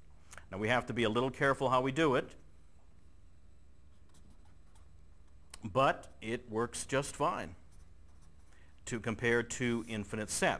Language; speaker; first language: English; native; English